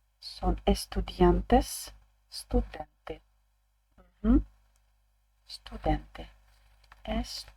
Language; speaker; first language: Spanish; non-native, fluent; Ukrainian